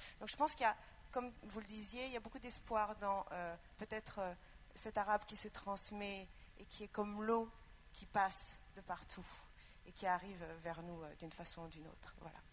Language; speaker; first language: French; native; French